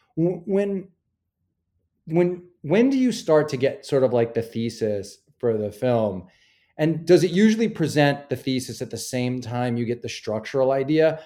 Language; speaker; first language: English; native; English